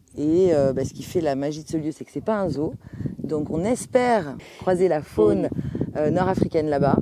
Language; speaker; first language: French; native; French